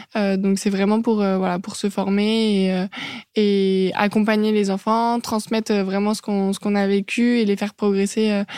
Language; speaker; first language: French; native; French